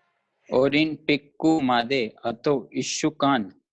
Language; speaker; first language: Japanese; non-native, learner; Hindi